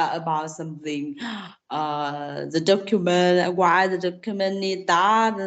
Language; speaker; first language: English; non-native, learner; Vietnamese